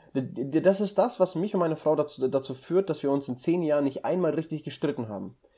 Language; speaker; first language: German; early bilingual, other home language; Russian